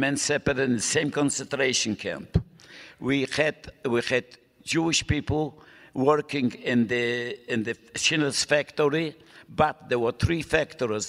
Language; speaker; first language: English; non-native, fluent; Polish